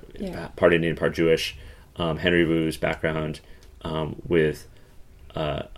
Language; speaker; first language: English; native; English